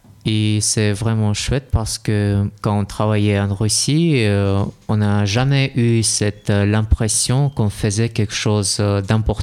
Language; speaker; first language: French; non-native, learner; Russian